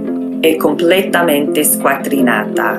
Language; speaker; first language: Italian; non-native, fluent; English